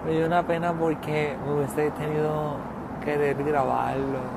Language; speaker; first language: Spanish; early bilingual, other home language; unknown